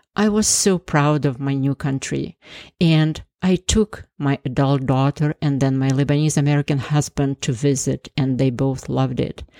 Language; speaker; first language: English; non-native, fluent; Ukrainian